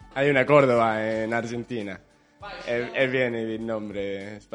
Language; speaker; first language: Italian; non-native, learner; Spanish